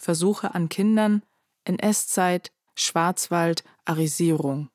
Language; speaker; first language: German; early bilingual, other home language; Turkish